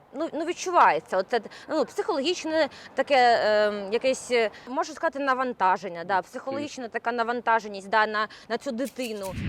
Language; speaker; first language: Ukrainian; native; Ukrainian